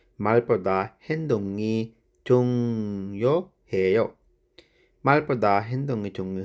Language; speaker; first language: Korean; non-native, fluent; Sinhala